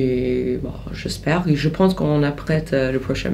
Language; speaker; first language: French; non-native, fluent; English